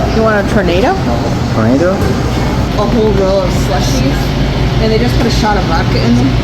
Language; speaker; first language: English; native; English